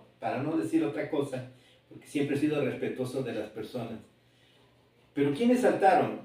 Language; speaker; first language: Spanish; native; Spanish